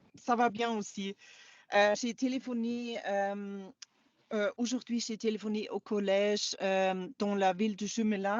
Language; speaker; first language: French; non-native, fluent; German